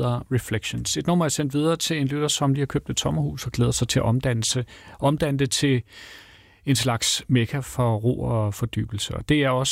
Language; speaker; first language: Danish; native; Danish